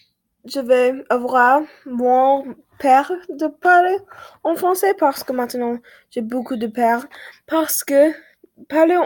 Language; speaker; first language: French; non-native, learner; English